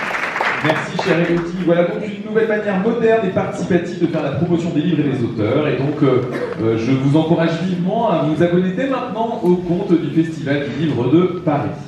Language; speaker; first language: French; native; French